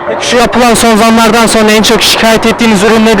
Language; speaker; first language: Turkish; native; Turkish